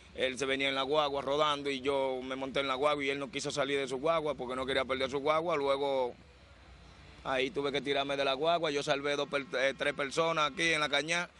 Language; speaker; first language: Spanish; native; Spanish